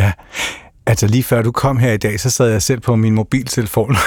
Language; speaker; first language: Danish; native; Danish